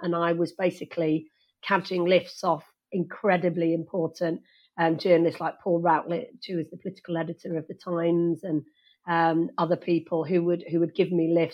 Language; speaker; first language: English; native; English